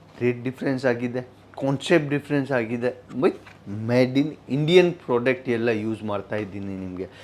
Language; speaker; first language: Kannada; non-native, fluent; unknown